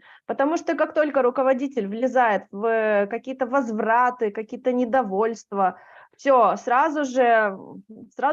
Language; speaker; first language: Russian; native; Russian